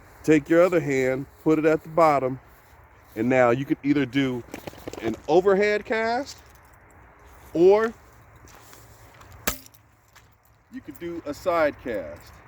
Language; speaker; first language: English; native; English